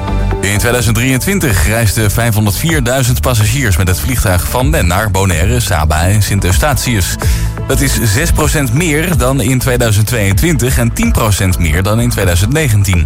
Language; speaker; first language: Dutch; native; Dutch